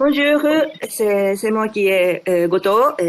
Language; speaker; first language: French; non-native, fluent; Japanese